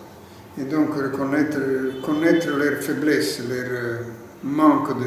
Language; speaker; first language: French; non-native, fluent; Italian